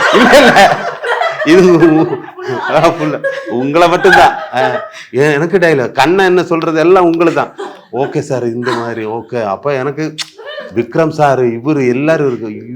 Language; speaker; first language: Tamil; non-native, learner; Malayalam